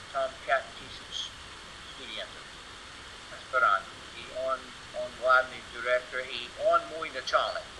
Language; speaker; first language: Russian; non-native, learner; English